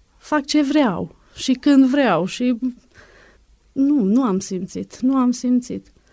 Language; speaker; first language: Romanian; non-native, local second language; Hungarian